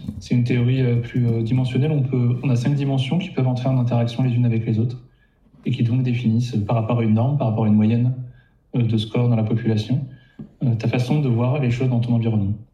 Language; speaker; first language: French; native; French